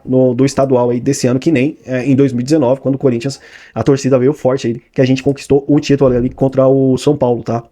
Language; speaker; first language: Portuguese; native; Portuguese